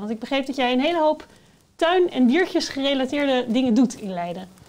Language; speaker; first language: Dutch; native; Dutch